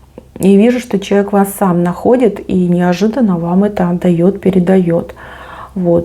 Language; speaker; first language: Russian; native; Russian